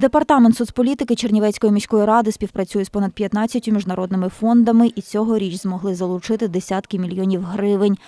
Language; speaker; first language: Ukrainian; native; Ukrainian